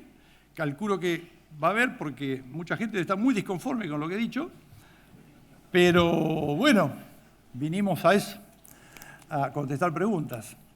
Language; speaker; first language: Spanish; native; Spanish